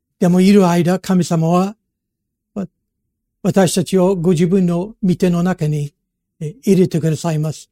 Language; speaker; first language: Japanese; non-native, fluent; English